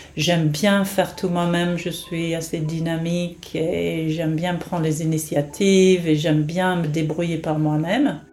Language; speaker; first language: French; non-native, fluent; English